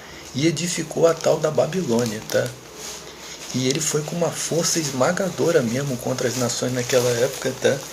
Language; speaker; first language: Portuguese; native; Portuguese